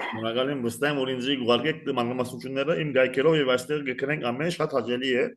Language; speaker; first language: Armenian; early bilingual, heritage; Armenian